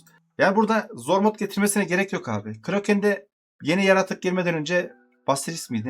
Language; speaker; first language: Turkish; native; Turkish